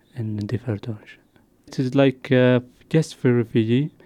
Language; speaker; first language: English; non-native, learner; Arabic